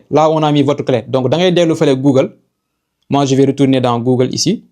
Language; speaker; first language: French; non-native, local second language; Wolof